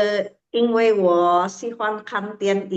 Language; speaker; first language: Chinese; non-native, learner; Indonesian